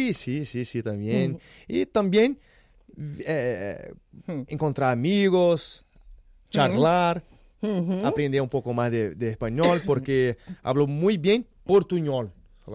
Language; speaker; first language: Spanish; non-native, learner; Portuguese